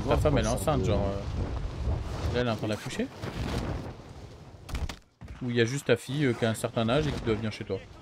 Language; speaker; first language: French; native; French